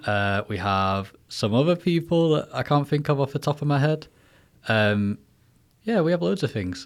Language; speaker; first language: English; native; English